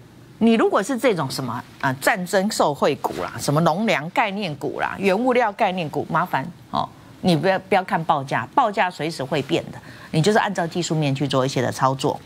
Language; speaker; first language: Chinese; native; Chinese